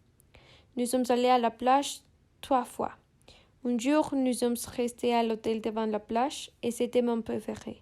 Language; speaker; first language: French; non-native, learner; Spanish